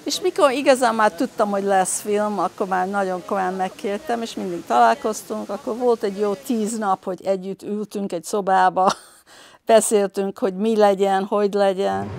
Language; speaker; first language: Hungarian; early bilingual, heritage; Hungarian